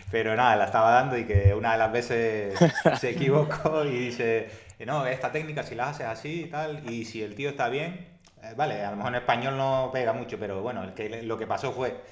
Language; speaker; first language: Spanish; native; Spanish